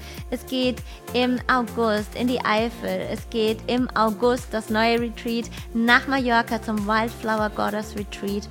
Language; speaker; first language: German; native; German